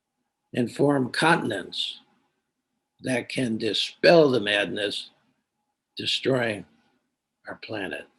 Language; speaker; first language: English; native; English